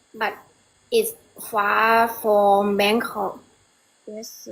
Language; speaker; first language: English; non-native, learner; Thai